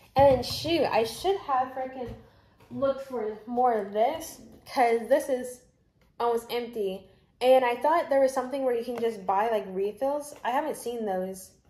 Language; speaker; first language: English; native; English